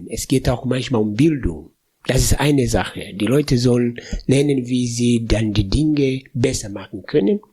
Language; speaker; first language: German; non-native, fluent; Swahili